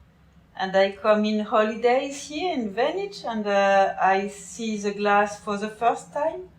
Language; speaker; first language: English; non-native, learner; French